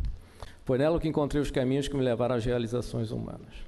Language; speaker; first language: Portuguese; native; Portuguese